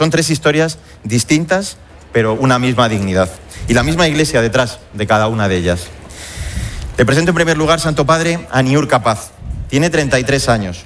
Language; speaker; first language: Spanish; native; Spanish